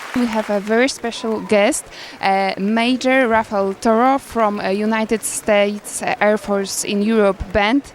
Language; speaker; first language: English; non-native, learner; Polish